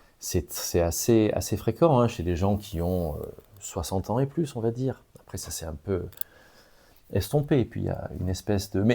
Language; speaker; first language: French; native; French